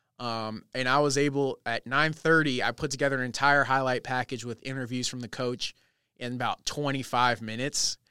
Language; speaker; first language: English; native; English